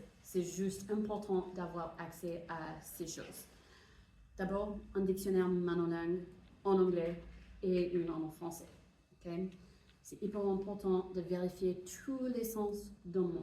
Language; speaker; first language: French; non-native, fluent; English